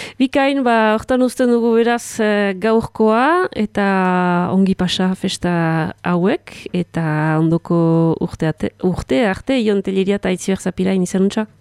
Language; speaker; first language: Basque; native; Basque